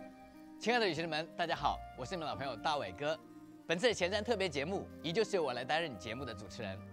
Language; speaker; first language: Chinese; native; Chinese